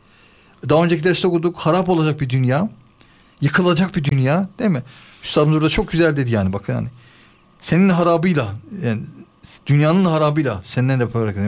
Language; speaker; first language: Turkish; native; Turkish